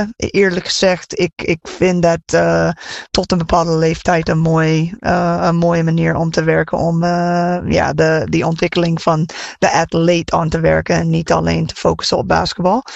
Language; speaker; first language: Dutch; non-native, fluent; English